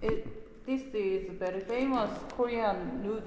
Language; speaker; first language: English; non-native, learner; Korean